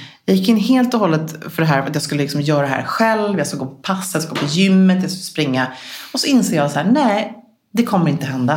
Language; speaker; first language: Swedish; native; Swedish